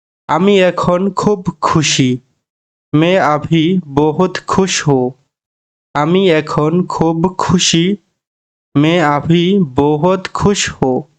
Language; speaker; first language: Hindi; non-native, fluent; Bangla